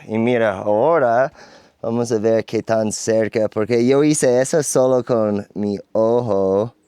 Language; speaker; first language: Spanish; non-native, learner; English